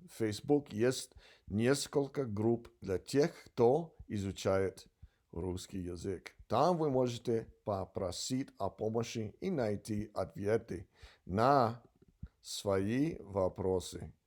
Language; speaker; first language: Russian; non-native, learner; English